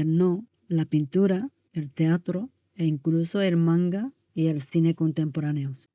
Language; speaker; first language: Spanish; non-native, fluent; Japanese